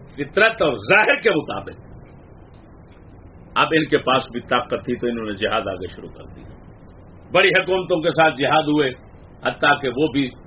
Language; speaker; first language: Urdu; non-native, local second language; Punjabi